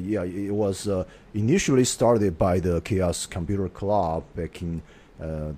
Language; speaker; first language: English; non-native, fluent; Chinese